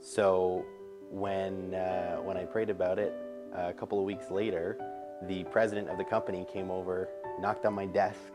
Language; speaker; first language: English; native; English